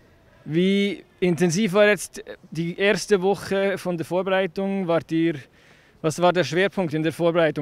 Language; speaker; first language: German; native; German